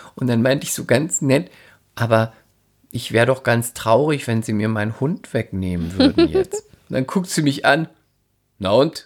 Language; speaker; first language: German; non-native, fluent; Spanish